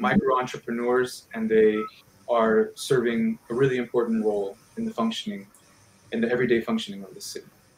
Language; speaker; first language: English; early bilingual, other home language; Spanish